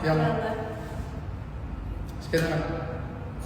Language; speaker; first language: Arabic; native; Arabic